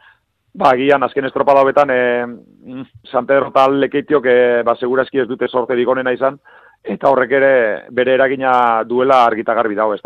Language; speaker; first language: Basque; native; Basque